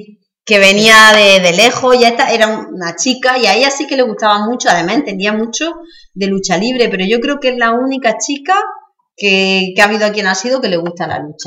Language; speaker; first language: Spanish; native; Spanish